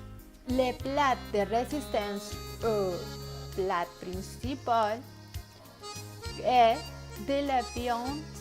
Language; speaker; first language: French; non-native, learner; Spanish